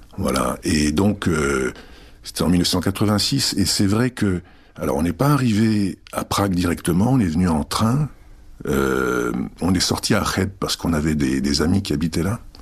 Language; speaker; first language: French; early bilingual, other home language; Czech